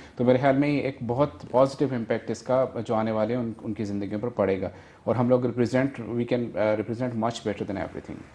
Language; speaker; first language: Urdu; non-native, local second language; Northern Hindko